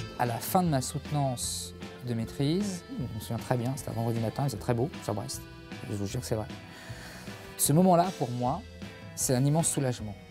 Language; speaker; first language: French; native; French